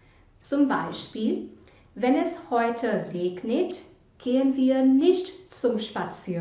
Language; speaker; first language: German; non-native, fluent; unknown